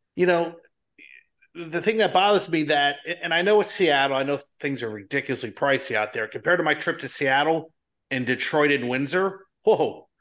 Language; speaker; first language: English; native; English